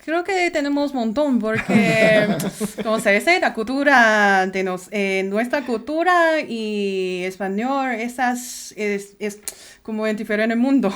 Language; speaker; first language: Spanish; non-native, learner; Chinese